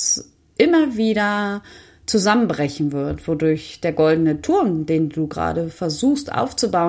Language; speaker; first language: German; native; German